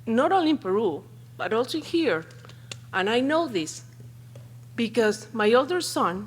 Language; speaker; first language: English; non-native, fluent; Spanish